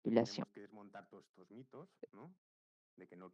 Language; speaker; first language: Spanish; native; Spanish